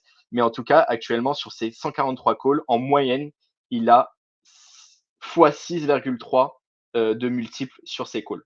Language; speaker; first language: French; native; French